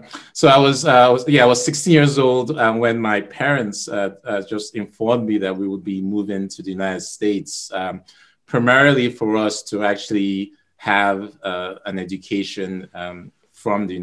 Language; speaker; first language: English; non-native, local second language; Igbo